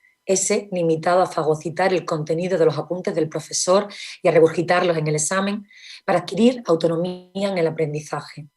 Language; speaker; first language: Spanish; native; Spanish